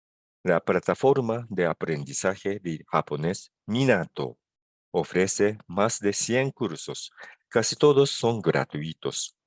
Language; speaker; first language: Spanish; non-native, fluent; Japanese